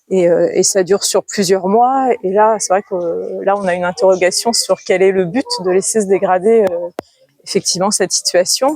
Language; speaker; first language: French; native; French